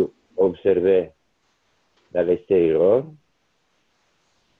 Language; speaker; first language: French; non-native, learner; Italian